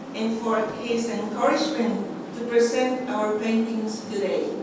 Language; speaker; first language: English; non-native, fluent; Spanish